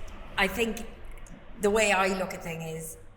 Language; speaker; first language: English; native; English